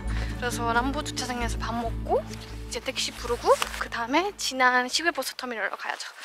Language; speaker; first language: Korean; non-native, fluent; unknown